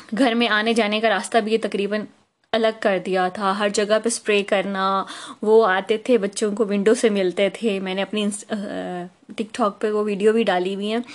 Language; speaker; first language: Urdu; native; Urdu